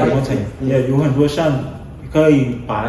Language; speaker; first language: Chinese; non-native, learner; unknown